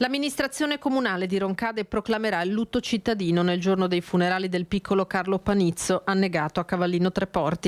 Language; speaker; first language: Italian; native; Italian